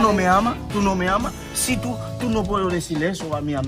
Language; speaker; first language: Spanish; non-native, learner; Haitian Creole